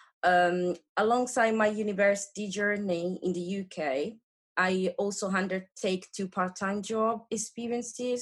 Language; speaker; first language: English; non-native, fluent; Italian